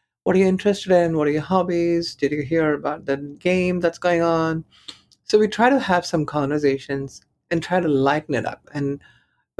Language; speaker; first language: English; non-native, local second language; Tamil